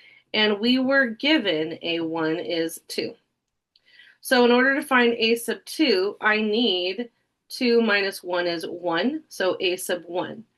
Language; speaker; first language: English; native; English